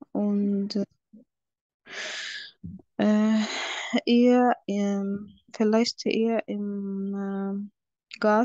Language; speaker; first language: German; non-native, learner; Arabic